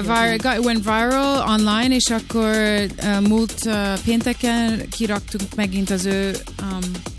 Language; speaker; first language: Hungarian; early bilingual, heritage; Hungarian